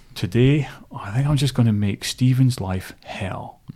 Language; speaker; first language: English; native; English